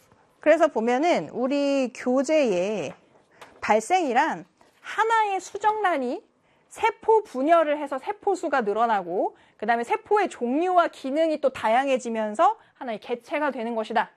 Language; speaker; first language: Korean; native; Korean